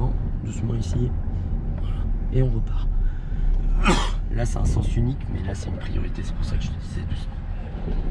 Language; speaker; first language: French; native; French